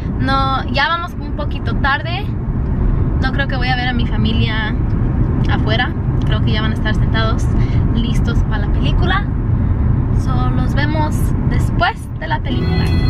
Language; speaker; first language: Spanish; early bilingual, heritage; Spanish